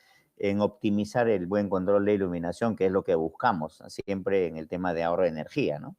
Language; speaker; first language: Spanish; native; Spanish